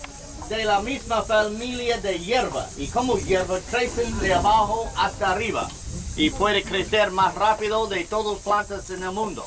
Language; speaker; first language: Spanish; non-native, learner; English